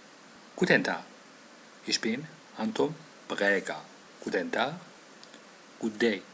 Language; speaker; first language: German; non-native, fluent; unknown